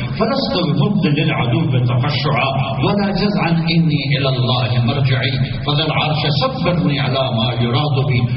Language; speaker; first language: Urdu; non-native, local second language; Punjabi